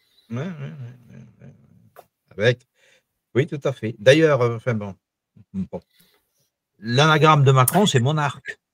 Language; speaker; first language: French; native; French